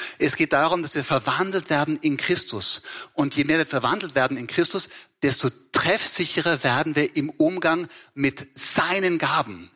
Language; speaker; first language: German; native; German